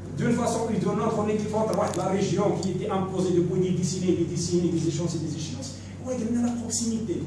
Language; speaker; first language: French; non-native, local second language; Arabic